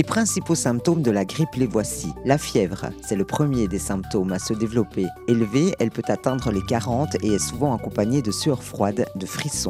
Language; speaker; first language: French; native; French